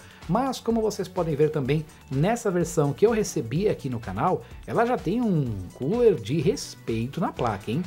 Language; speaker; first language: Portuguese; native; Portuguese